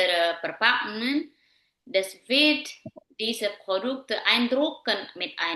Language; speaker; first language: German; non-native, learner; Indonesian